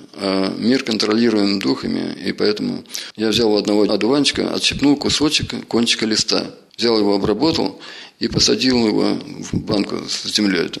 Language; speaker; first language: Russian; native; Russian